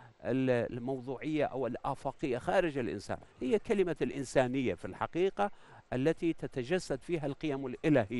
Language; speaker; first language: Arabic; non-native, fluent; Persian